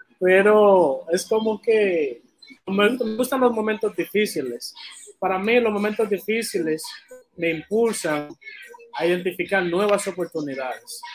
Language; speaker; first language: Spanish; non-native, fluent; Haitian Creole